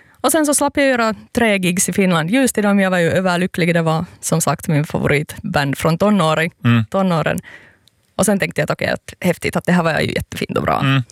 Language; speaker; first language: Swedish; native; Swedish